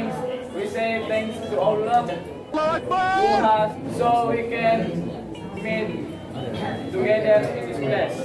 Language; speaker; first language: English; non-native, learner; Indonesian